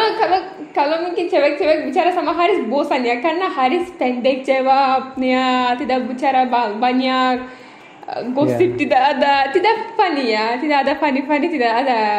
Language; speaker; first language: Indonesian; non-native, learner; Turkish